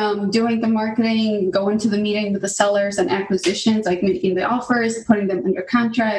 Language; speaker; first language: English; non-native, fluent; Albanian